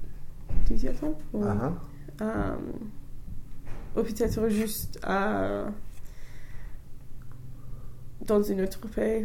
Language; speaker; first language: French; non-native, fluent; English